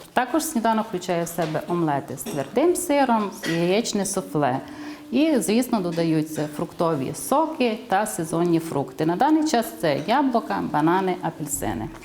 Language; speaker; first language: Ukrainian; native; Ukrainian